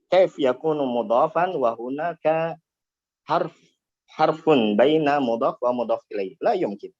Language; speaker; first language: Arabic; non-native, fluent; Indonesian